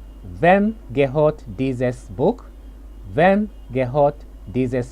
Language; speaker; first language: German; non-native, learner; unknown